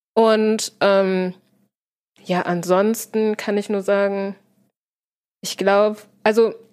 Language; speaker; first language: German; native; German